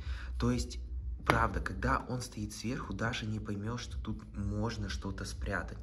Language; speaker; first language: Russian; native; Russian